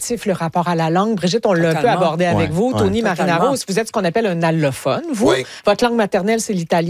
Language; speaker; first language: French; native; French